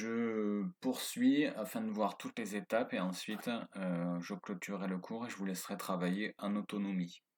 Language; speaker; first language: French; native; French